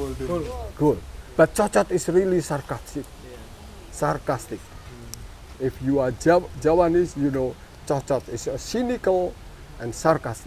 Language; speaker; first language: English; non-native, learner; Indonesian